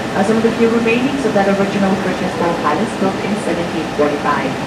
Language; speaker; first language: English; non-native, fluent; Danish